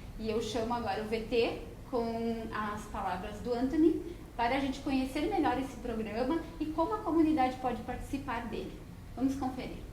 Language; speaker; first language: Portuguese; native; Portuguese